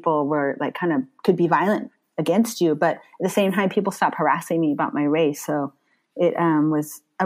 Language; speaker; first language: English; native; English